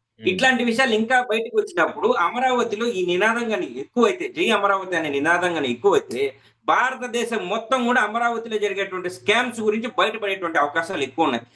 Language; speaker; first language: Telugu; native; Telugu